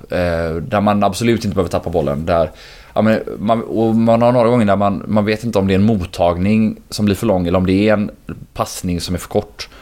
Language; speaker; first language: Swedish; native; Swedish